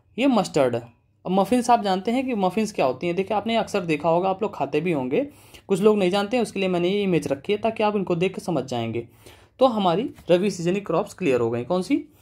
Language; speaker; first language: Hindi; native; Hindi